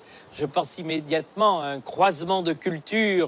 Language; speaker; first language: French; native; French